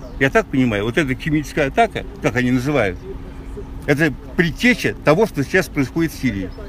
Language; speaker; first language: Russian; native; Russian